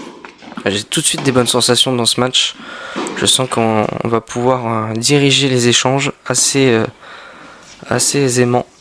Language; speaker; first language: French; native; French